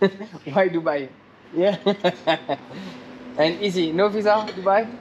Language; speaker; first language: English; non-native, learner; French